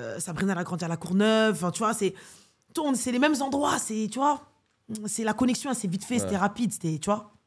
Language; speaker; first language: French; native; French